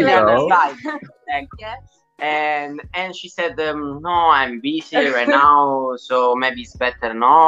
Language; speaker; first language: English; non-native, learner; Italian